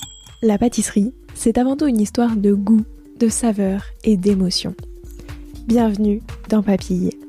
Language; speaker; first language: French; native; French